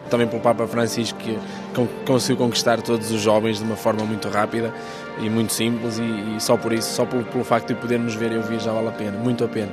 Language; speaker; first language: Portuguese; native; Portuguese